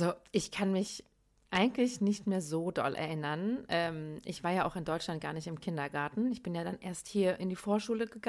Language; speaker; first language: German; early bilingual, other home language; Persian